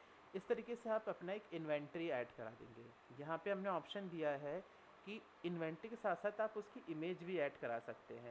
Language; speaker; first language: Hindi; native; Hindi